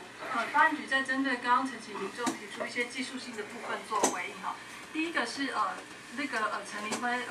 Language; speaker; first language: Chinese; native; Chinese